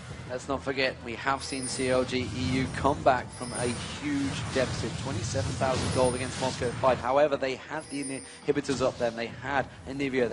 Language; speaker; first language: English; native; English